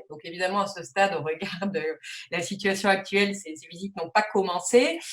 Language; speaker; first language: French; native; French